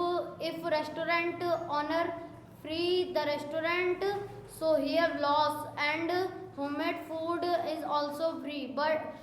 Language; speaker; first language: English; non-native, learner; Hindi